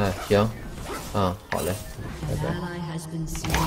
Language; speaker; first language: Chinese; native; Chinese